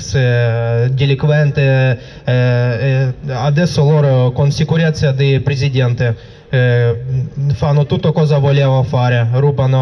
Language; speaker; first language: Italian; non-native, learner; Russian